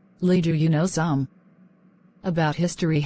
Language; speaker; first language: English; non-native, learner; Khmer